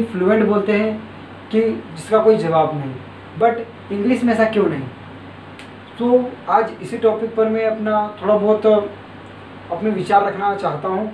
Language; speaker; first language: Hindi; native; Hindi